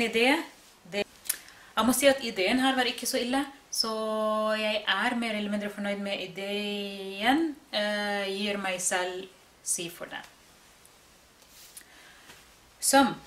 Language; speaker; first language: Norwegian; non-native, fluent; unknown